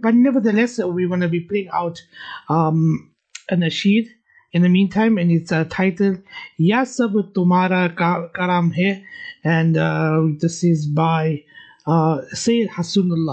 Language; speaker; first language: English; native; English